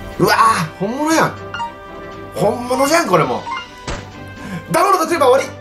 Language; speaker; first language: Japanese; native; Japanese